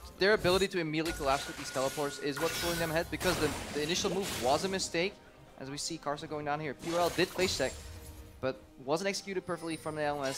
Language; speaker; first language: English; native; English